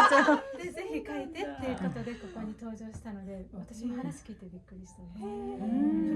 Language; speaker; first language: Japanese; native; Japanese